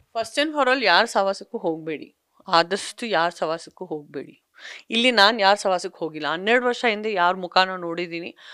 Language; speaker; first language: Kannada; non-native, local second language; Sindhi